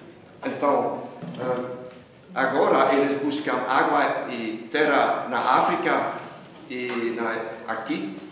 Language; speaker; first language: Portuguese; non-native, fluent; Dutch